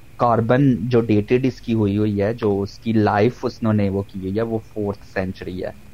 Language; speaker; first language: Urdu; non-native, local second language; Punjabi